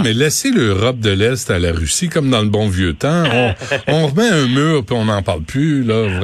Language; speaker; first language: French; native; French